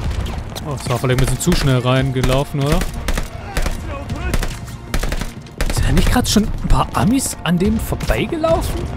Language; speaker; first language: German; native; German